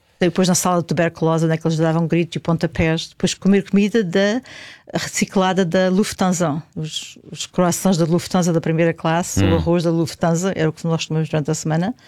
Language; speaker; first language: Portuguese; native; Portuguese